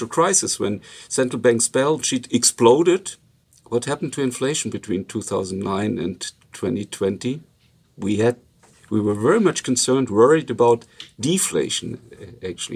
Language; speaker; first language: English; non-native, fluent; Luxembourgish